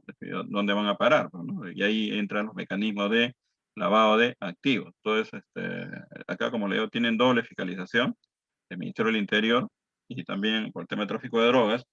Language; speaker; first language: Spanish; native; Spanish